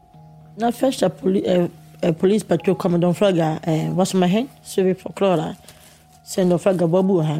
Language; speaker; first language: Swedish; non-native, learner; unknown